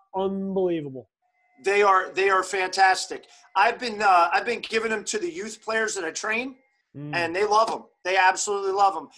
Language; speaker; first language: English; early bilingual, other home language; German